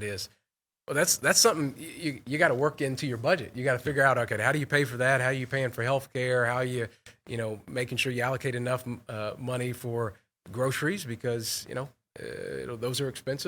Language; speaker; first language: English; native; English